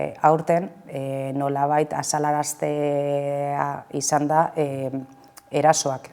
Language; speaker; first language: Basque; native; Basque